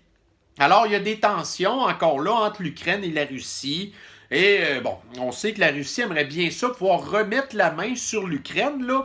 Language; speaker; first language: French; native; French